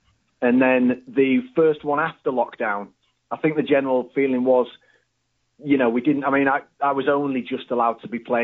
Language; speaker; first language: English; native; English